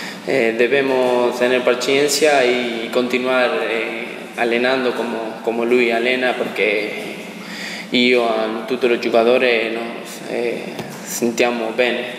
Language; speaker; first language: Italian; non-native, learner; Spanish